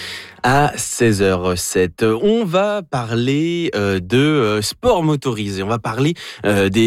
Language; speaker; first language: French; native; French